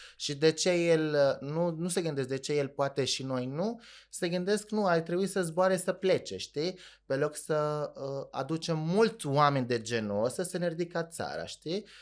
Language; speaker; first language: Romanian; non-native, fluent; Arabic